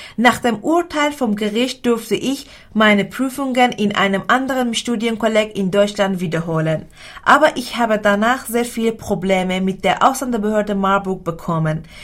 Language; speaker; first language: German; non-native, fluent; Persian